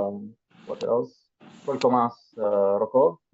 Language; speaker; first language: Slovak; non-native, learner; Arabic